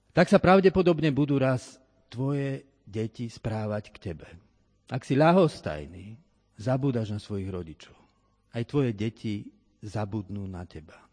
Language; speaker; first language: Slovak; native; Slovak